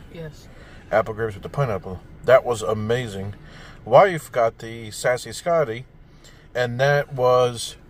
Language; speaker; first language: English; native; English